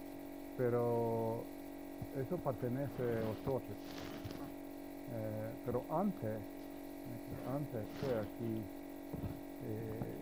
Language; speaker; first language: Spanish; non-native, learner; Slovenian